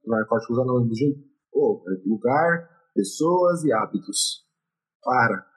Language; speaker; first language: Portuguese; native; Portuguese